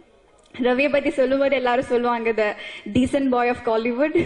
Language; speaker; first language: Tamil; non-native, fluent; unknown